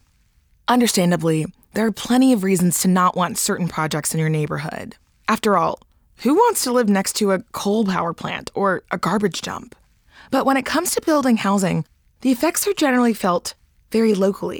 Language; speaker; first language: English; native; English